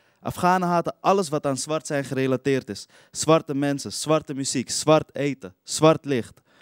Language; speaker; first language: Dutch; early bilingual, other home language; Persian